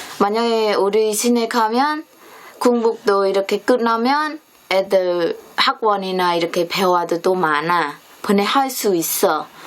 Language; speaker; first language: Korean; non-native, learner; Khmer